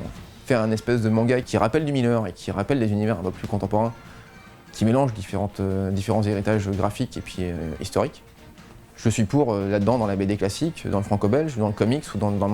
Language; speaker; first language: French; native; French